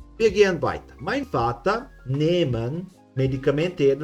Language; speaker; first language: German; non-native, fluent; Serbian